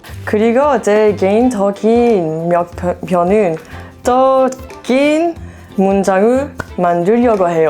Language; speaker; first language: Korean; non-native, learner; English